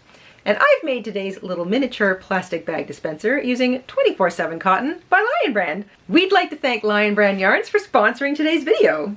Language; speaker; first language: English; native; English